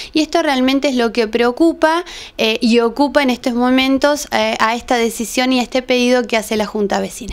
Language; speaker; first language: Spanish; native; Spanish